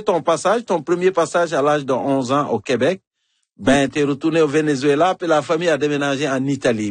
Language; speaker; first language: French; native; French